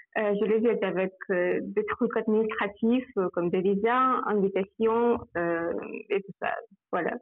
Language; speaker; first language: French; non-native, fluent; Russian